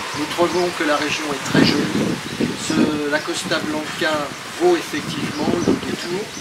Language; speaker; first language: French; native; French